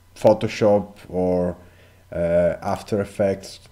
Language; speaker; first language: English; non-native, learner; Italian